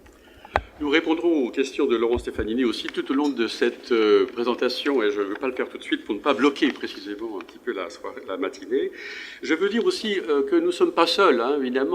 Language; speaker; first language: French; native; French